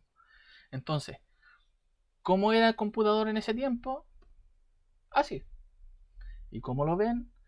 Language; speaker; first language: Spanish; native; Spanish